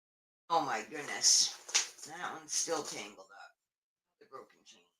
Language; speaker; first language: English; native; English